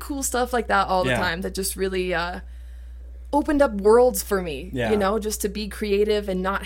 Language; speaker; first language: English; native; English